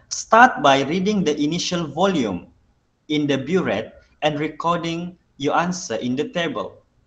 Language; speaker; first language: English; non-native, local second language; Malay